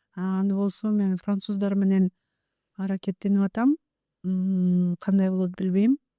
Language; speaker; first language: Kyrgyz; native; Kyrgyz